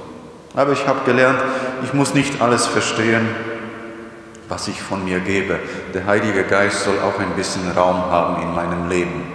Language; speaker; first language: German; non-native, fluent; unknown